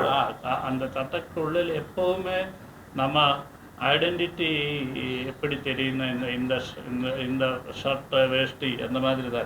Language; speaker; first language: Tamil; non-native, learner; Malayalam